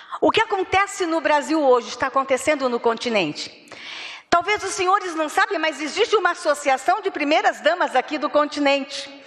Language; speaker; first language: Portuguese; native; Portuguese